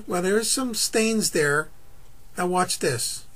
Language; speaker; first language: English; native; English